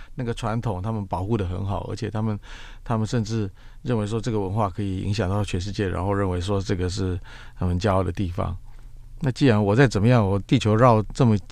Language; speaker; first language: Chinese; native; Chinese